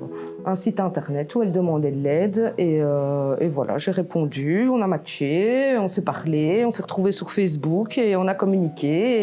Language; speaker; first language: French; native; French